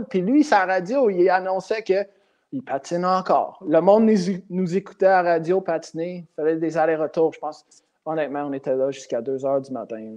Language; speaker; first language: French; non-native, local second language; English